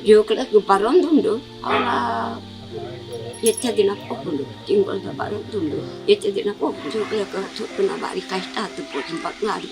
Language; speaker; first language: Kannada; non-native, local second language; Tulu